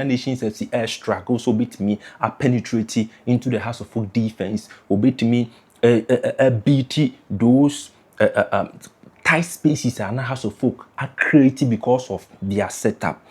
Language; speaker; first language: English; non-native, local second language; Akan